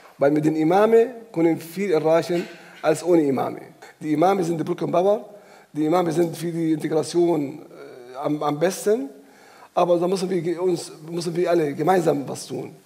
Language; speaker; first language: German; non-native, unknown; Arabic